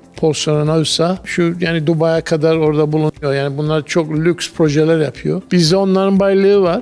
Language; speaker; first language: Turkish; early bilingual, heritage; Turkish